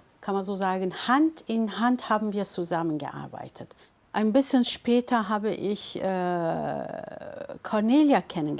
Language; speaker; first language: German; non-native, fluent; Kurdish